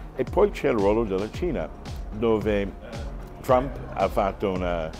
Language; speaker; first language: Italian; non-native, fluent; English